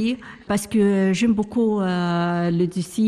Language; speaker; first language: French; non-native, learner; Arabic